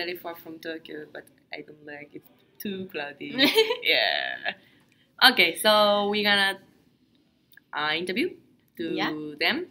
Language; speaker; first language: English; non-native, learner; Japanese